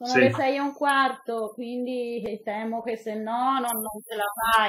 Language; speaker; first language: Italian; native; Italian